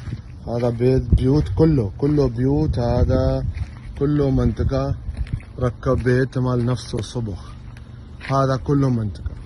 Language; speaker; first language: Arabic; non-native, learner; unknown